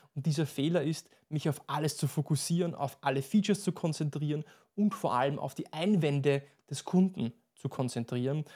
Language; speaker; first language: German; native; German